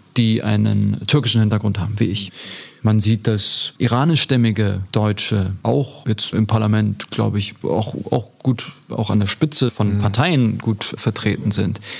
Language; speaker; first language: German; early bilingual, other home language; Turkish